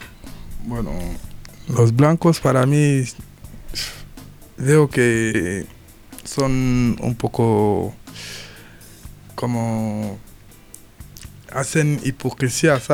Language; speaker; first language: Spanish; non-native, learner; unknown